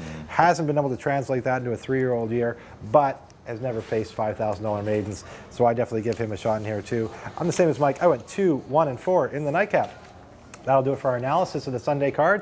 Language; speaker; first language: English; native; English